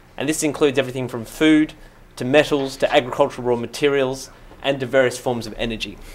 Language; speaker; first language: English; native; English